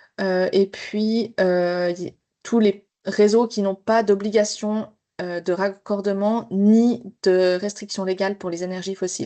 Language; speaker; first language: French; native; French